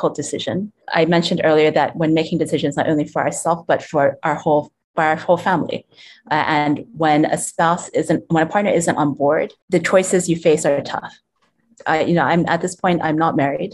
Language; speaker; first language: English; non-native, local second language; Cantonese